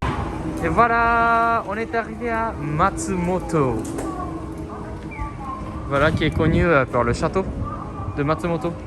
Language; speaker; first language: French; non-native, fluent; Japanese